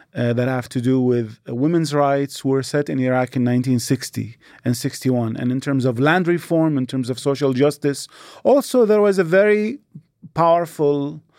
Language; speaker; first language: English; non-native, fluent; Arabic